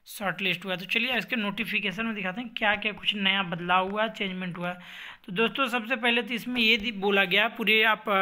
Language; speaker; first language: Hindi; native; Hindi